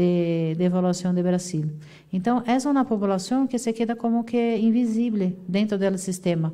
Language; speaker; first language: Spanish; non-native, fluent; Portuguese